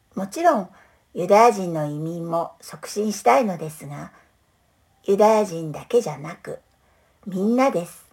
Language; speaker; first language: Japanese; non-native, fluent; English